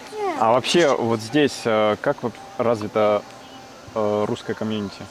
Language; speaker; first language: Russian; native; Russian